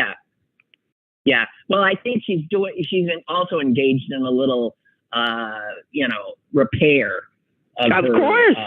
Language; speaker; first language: English; native; English